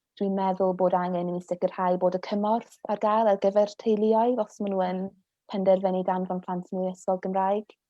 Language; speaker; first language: Welsh; non-native, local second language; English